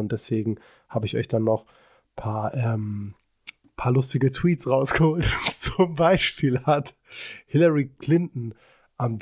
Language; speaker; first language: German; native; German